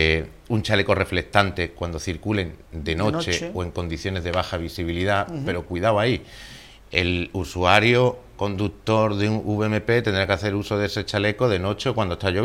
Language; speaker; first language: Spanish; native; Spanish